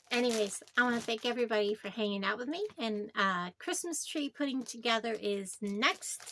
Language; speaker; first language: English; native; English